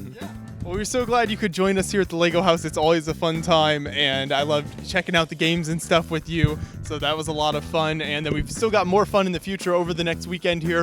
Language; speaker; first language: English; native; English